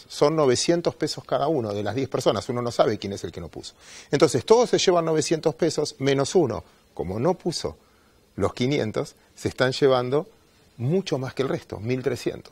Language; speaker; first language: Spanish; native; Spanish